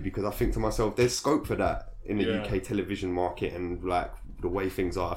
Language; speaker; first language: English; native; English